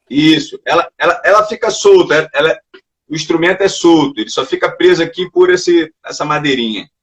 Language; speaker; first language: Portuguese; native; Portuguese